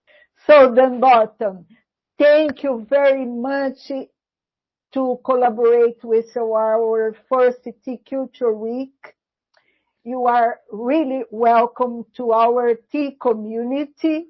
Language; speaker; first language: English; non-native, learner; Portuguese